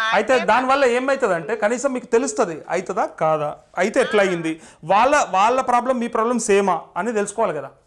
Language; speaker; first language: Telugu; native; Telugu